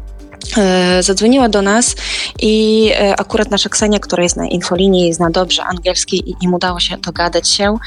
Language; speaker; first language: Polish; non-native, fluent; Ukrainian